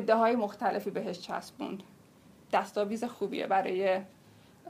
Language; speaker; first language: Persian; non-native, local second language; Armenian